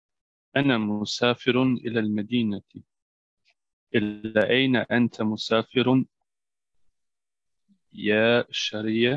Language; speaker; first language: Arabic; non-native, learner; German